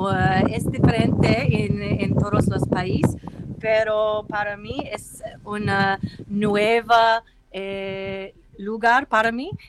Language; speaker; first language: Spanish; non-native, learner; English